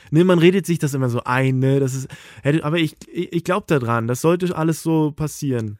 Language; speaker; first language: German; native; German